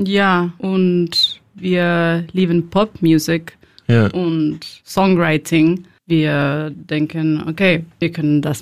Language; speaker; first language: German; non-native, learner; Spanish